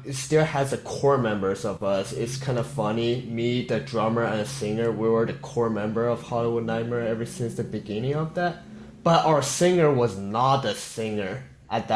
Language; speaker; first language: English; non-native, fluent; Korean